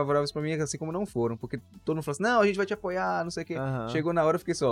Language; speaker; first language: Portuguese; native; Portuguese